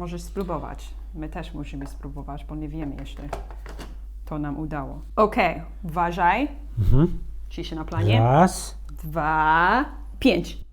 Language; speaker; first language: Polish; non-native, learner; English